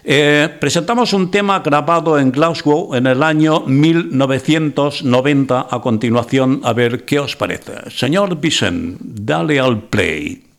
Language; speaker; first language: Spanish; non-native, local second language; Catalan